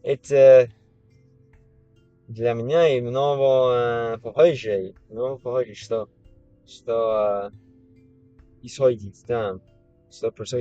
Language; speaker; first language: Russian; non-native, learner; English